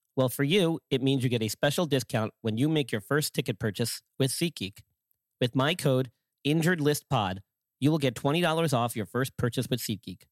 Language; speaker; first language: English; native; English